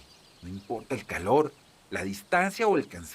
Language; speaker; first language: Spanish; native; Spanish